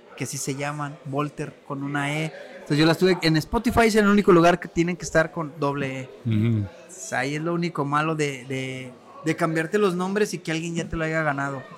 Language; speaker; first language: Spanish; native; Spanish